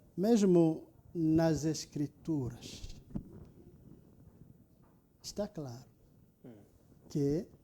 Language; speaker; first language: Portuguese; non-native, local second language; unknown